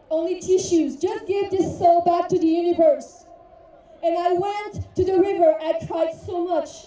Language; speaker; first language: English; native; English